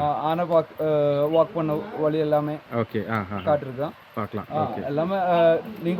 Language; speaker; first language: Tamil; non-native, local second language; Malayalam